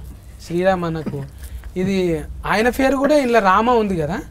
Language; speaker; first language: Telugu; native; Telugu